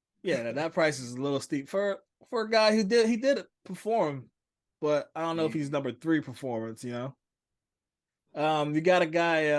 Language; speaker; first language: English; native; English